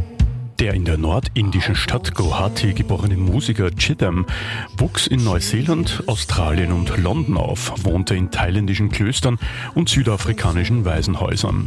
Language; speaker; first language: German; native; German